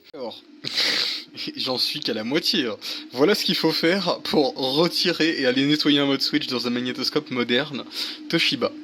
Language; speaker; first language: French; native; French